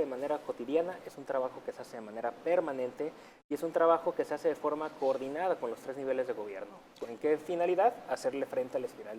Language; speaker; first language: Spanish; native; Spanish